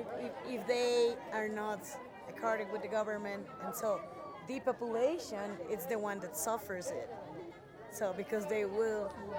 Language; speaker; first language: English; non-native, fluent; Spanish